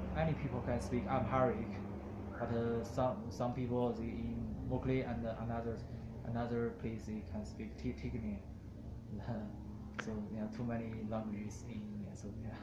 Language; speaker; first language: English; non-native, learner; Chinese